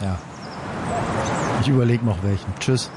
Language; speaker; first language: German; native; German